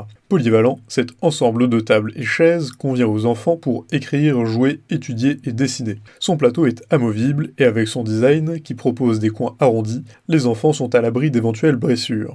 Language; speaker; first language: French; native; French